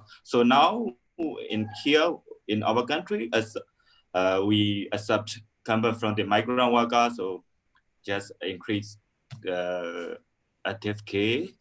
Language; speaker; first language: English; non-native, learner; Burmese